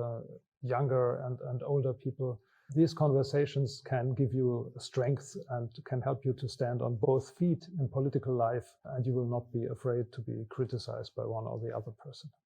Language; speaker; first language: English; non-native, fluent; German